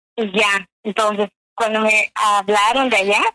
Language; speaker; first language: Spanish; native; Spanish